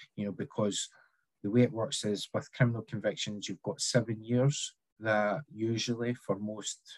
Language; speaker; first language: English; native; English